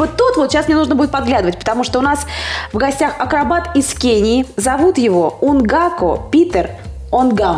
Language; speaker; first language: Russian; native; Russian